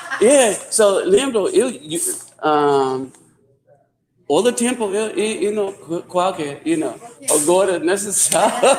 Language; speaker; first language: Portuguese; non-native, learner; English